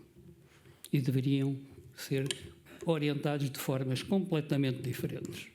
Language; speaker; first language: Portuguese; native; Portuguese